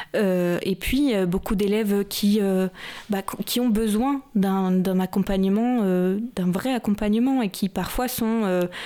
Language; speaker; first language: French; native; French